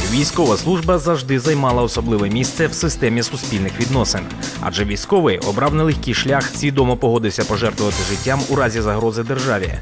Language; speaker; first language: Ukrainian; native; Ukrainian